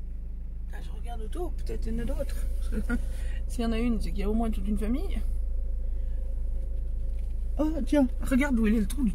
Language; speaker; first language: French; native; French